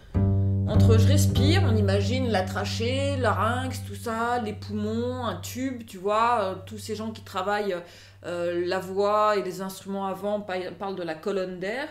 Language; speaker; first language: French; native; French